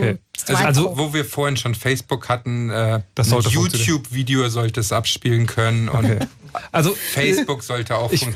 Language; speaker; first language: German; native; German